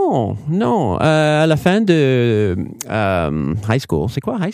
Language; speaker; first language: French; non-native, fluent; English